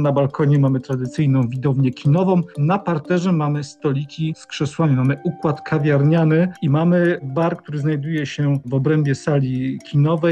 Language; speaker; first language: Polish; native; Polish